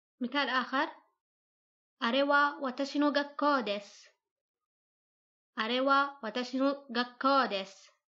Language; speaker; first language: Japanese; non-native, learner; Arabic